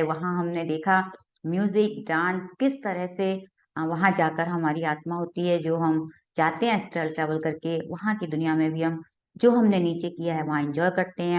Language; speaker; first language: Hindi; native; Hindi